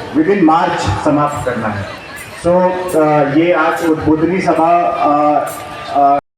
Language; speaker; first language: Hindi; non-native, local second language; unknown